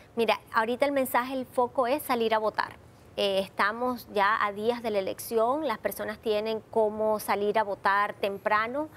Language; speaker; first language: Spanish; native; Spanish